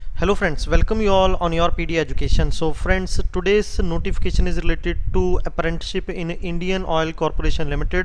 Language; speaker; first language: English; non-native, local second language; Hindi